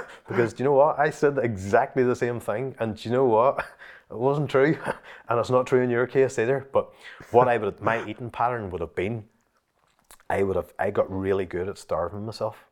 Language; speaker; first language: English; native; English